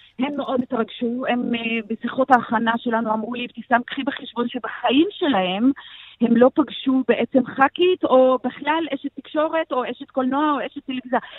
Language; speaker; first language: Hebrew; non-native, local second language; Arabic